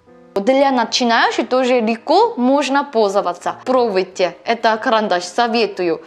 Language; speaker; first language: Russian; non-native, learner; Korean